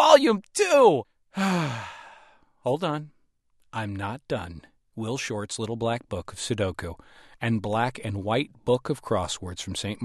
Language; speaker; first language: English; native; English